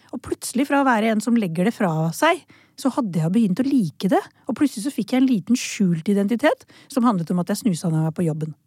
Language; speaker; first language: Norwegian; early bilingual, other home language; Urdu